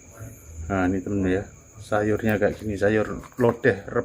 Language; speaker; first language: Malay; non-native, local second language; Javanese